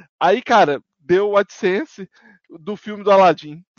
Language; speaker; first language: Portuguese; native; Portuguese